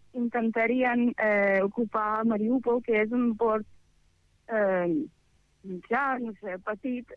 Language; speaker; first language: Catalan; non-native, fluent; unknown